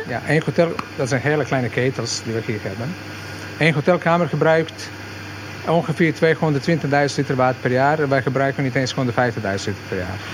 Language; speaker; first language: Dutch; non-native, fluent; Croatian